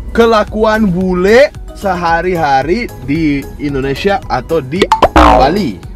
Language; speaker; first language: Indonesian; non-native, fluent; Russian